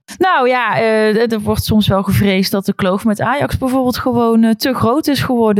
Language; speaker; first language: Dutch; native; Dutch